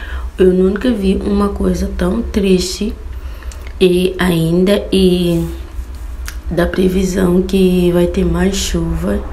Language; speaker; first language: Portuguese; non-native, fluent; Haitian Creole